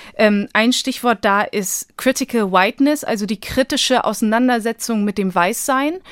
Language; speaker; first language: German; early bilingual, other home language; Bosnian